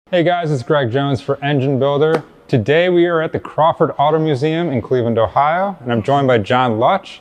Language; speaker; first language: English; native; English